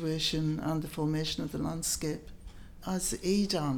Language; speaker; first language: English; native; English